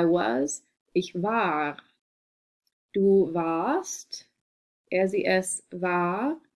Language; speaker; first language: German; non-native, fluent; English